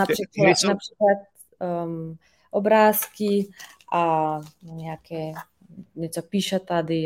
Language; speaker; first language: Czech; non-native, fluent; Slovenian